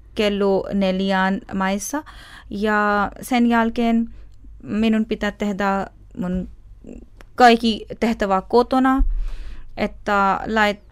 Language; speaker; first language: Finnish; non-native, learner; Urdu